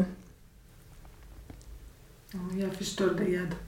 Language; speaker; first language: Swedish; non-native, fluent; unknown